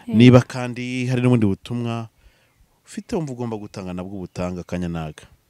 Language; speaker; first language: Kinyarwanda; native; Kinyarwanda